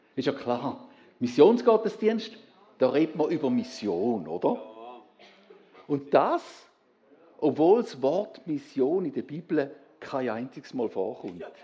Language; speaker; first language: German; native; German